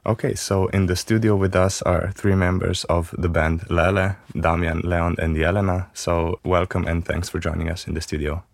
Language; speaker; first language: English; non-native, fluent; Macedonian